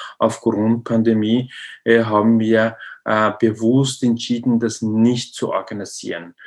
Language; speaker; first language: German; non-native, learner; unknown